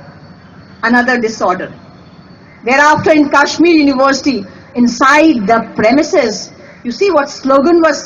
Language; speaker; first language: English; non-native, local second language; Hindi